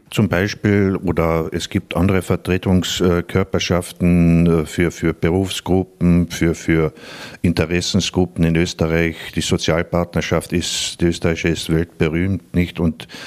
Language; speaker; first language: German; non-native, local second language; Slovenian